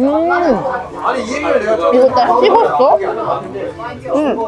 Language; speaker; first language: Korean; non-native, fluent; Japanese